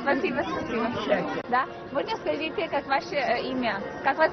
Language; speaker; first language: Russian; non-native, learner; Hindi